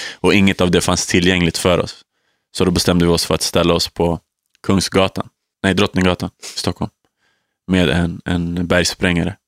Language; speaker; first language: Swedish; native; Swedish